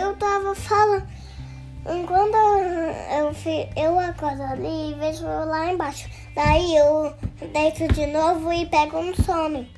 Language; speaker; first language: Portuguese; early bilingual, heritage; Portuguese